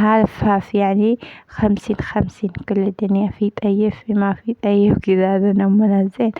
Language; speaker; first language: Arabic; non-native, learner; Amharic